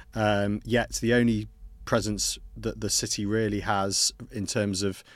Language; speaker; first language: English; native; English